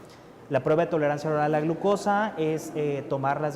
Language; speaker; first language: Spanish; native; Spanish